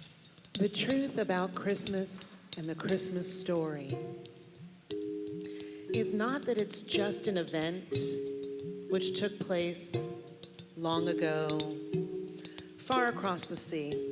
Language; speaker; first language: English; native; English